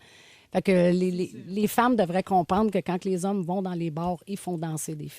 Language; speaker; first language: French; native; French